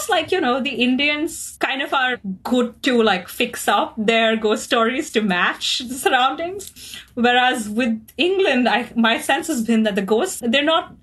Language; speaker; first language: English; non-native, local second language; Hindi